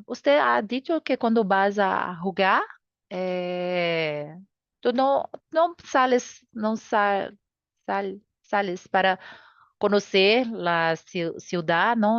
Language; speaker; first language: Spanish; non-native, learner; Portuguese